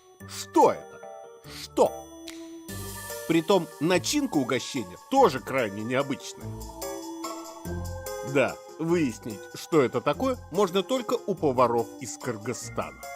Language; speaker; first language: Russian; native; Russian